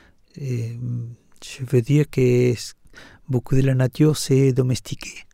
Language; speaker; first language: French; non-native, learner; Spanish